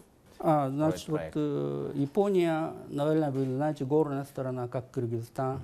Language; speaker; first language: Russian; non-native, fluent; Japanese